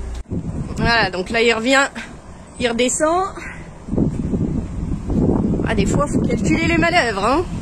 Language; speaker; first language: French; native; French